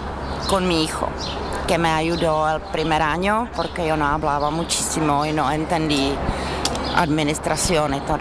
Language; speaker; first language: Spanish; non-native, learner; Czech